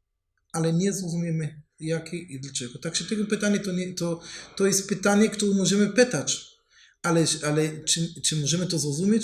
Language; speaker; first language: Polish; non-native, learner; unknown